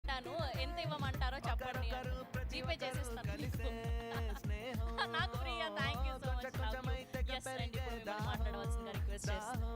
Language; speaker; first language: Telugu; native; Telugu